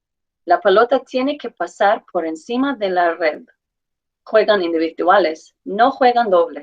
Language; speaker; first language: Spanish; non-native, fluent; English